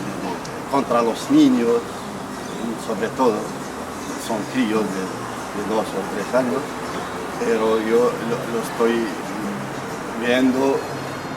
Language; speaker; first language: Spanish; non-native, fluent; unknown